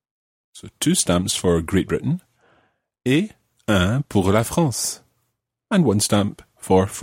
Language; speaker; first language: French; non-native, fluent; English